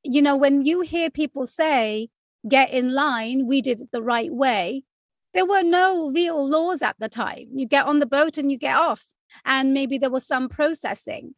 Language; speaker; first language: English; native; English